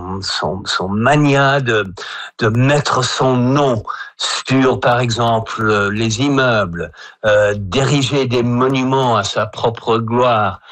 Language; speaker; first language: French; non-native, fluent; English